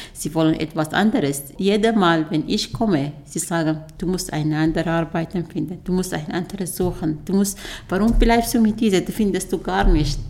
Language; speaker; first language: German; non-native, learner; Arabic